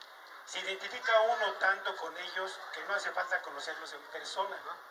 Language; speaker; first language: Spanish; native; Spanish